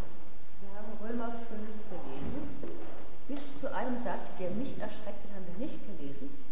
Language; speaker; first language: German; native; German